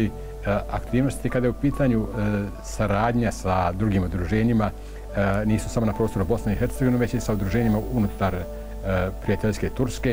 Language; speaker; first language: Croatian; native; Croatian